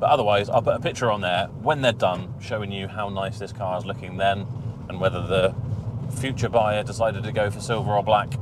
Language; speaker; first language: English; native; English